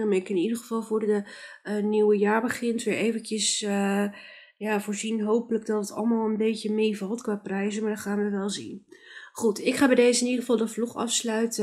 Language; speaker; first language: Dutch; native; Dutch